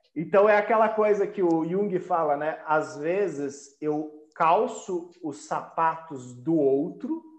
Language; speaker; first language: Portuguese; non-native, local second language; German